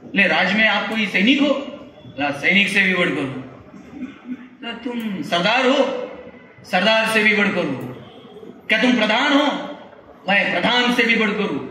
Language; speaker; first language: Hindi; non-native, local second language; Marathi